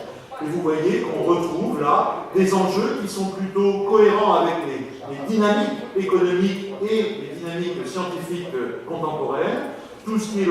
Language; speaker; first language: French; native; French